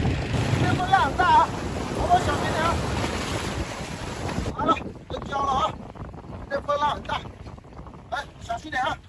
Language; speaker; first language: Chinese; native; Chinese